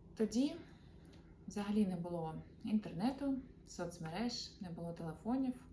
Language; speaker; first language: Ukrainian; non-native, local second language; Russian